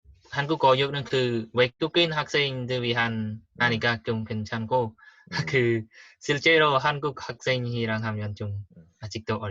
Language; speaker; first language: Korean; non-native, learner; Khmer